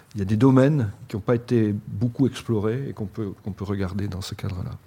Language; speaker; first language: French; native; French